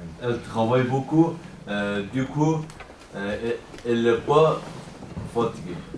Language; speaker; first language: French; non-native, learner; Kurdish